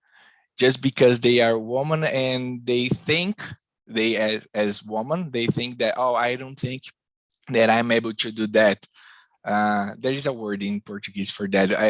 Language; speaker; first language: English; non-native, learner; Portuguese